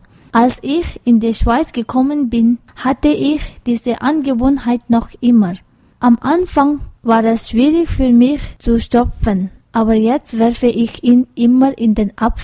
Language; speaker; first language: German; non-native, learner; Tibetan